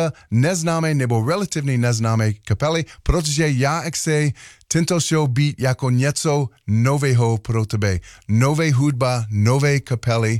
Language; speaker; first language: Czech; non-native, learner; English